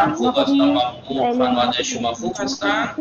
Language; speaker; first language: Persian; non-native, fluent; Urdu